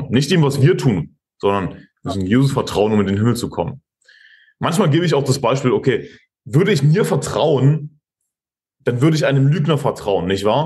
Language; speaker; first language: German; native; German